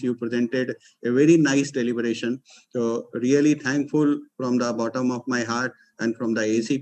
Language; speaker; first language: English; non-native, local second language; Hindi